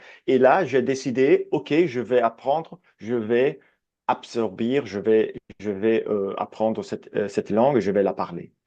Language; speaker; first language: French; non-native, fluent; Italian